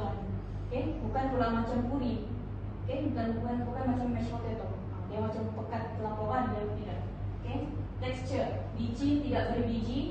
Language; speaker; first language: Malay; native; Malay